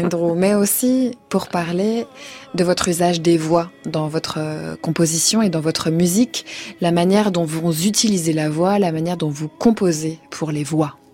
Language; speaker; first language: French; native; French